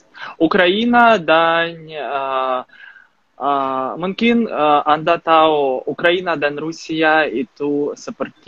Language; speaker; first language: Indonesian; non-native, fluent; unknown